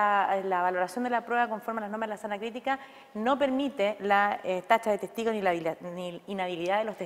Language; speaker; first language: Spanish; native; Spanish